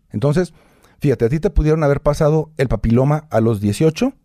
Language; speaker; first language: Spanish; native; Spanish